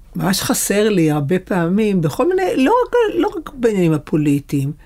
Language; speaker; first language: Hebrew; native; Hebrew